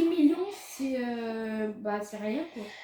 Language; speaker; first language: French; native; French